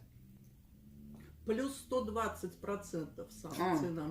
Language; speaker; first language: Russian; native; Russian